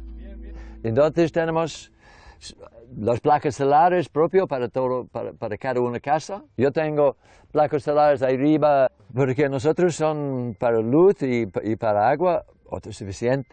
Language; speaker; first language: Spanish; non-native, learner; English